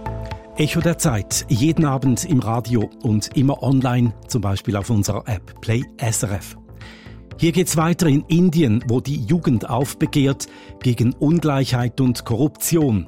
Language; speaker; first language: German; native; German